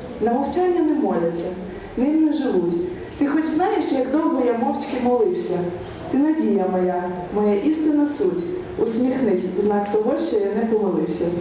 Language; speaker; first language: Ukrainian; native; Ukrainian